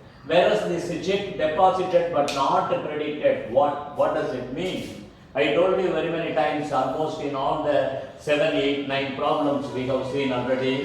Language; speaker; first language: English; non-native, local second language; Tamil